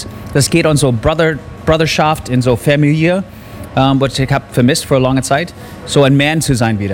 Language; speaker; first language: German; non-native, learner; English